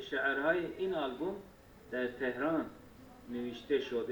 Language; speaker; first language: Persian; non-native, learner; Turkish